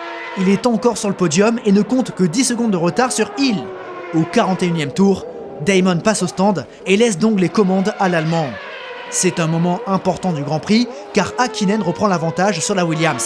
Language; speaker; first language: French; native; French